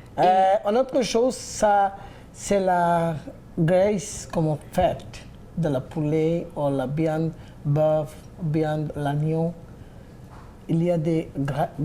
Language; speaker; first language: French; non-native, learner; Bangla